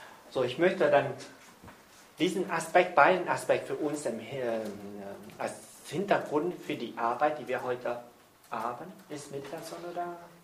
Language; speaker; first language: German; non-native, fluent; Vietnamese